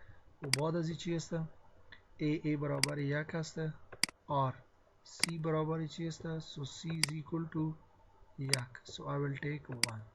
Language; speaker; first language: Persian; non-native, local second language; Pashto